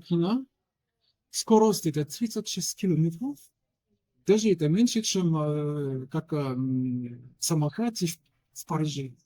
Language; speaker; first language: Russian; non-native, learner; French